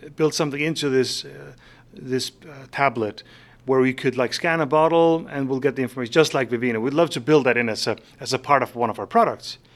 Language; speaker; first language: English; non-native, fluent; Faroese